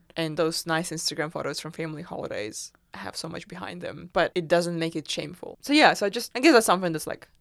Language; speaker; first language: English; non-native, fluent; Russian